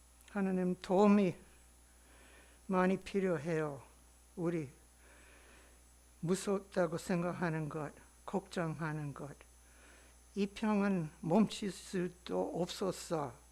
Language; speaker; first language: Korean; non-native, learner; English